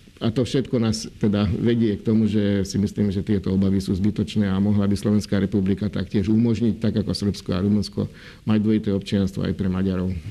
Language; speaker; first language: Slovak; non-native, local second language; Hungarian